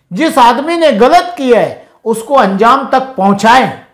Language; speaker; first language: Hindi; non-native, local second language; Urdu